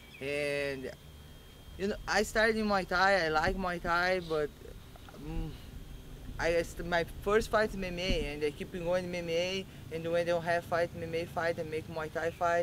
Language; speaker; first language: English; non-native, learner; Portuguese